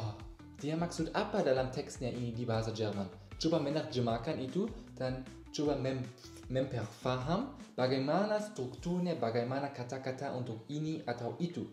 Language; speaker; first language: Indonesian; non-native, learner; German